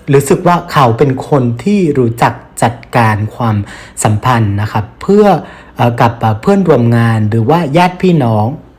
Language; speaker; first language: Thai; non-native, fluent; Vietnamese